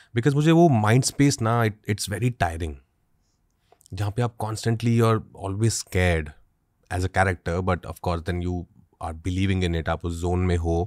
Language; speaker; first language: Hindi; native; Hindi